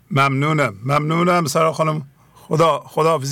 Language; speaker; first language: Persian; native; Persian